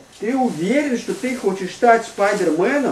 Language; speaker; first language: Russian; native; Russian